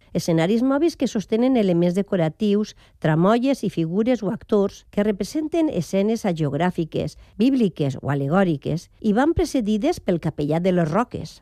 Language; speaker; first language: Catalan; native; Catalan